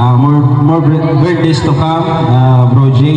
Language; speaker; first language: English; non-native, local second language; Filipino